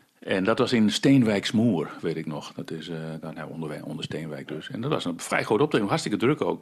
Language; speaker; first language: Dutch; early bilingual, other home language; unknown